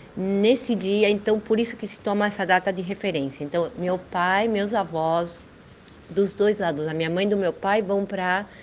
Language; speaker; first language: Portuguese; early bilingual, heritage; Spanish